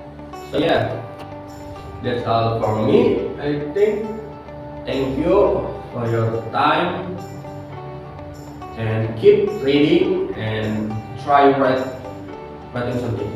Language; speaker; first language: English; non-native, learner; Indonesian